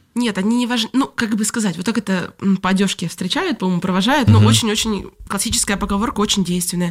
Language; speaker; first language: Russian; native; Russian